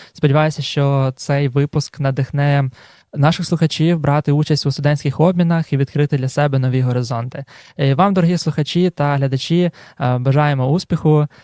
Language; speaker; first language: Ukrainian; native; Ukrainian